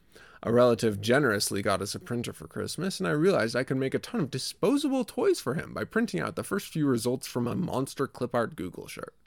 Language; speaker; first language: English; native; English